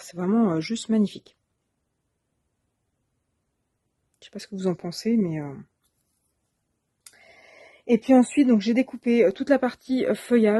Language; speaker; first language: French; native; French